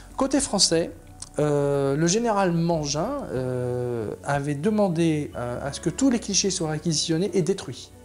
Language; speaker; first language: French; native; French